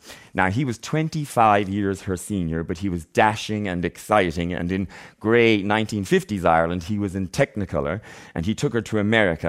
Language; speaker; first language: English; native; English